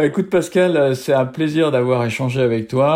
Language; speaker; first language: French; native; French